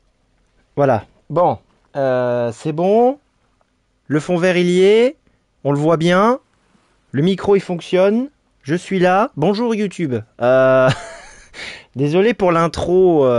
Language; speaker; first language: French; native; French